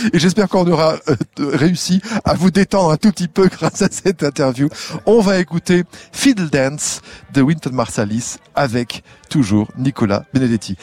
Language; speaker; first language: French; native; French